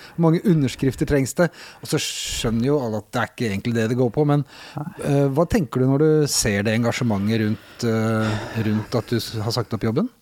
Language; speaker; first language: Norwegian; native; Norwegian